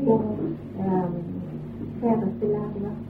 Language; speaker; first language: French; non-native, fluent; Vietnamese